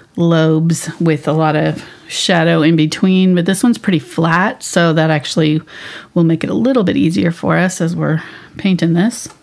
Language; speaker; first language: English; native; English